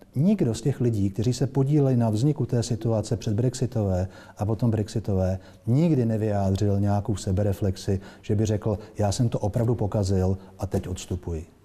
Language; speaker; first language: Czech; native; Czech